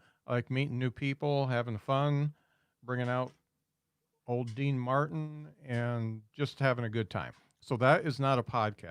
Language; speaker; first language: English; native; English